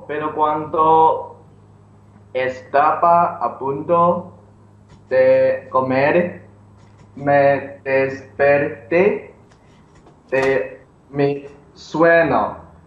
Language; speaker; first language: Spanish; non-native, learner; English